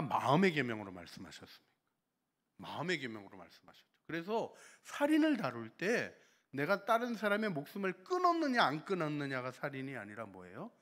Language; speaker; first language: Korean; native; Korean